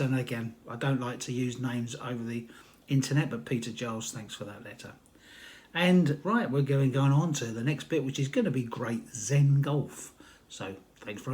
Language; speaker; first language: English; native; English